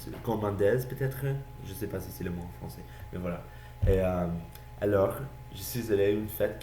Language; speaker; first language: French; non-native, learner; English